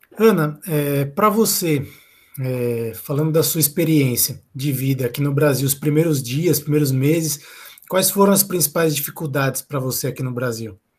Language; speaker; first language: Portuguese; native; Portuguese